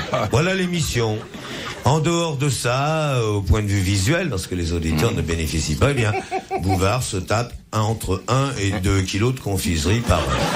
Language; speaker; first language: French; native; French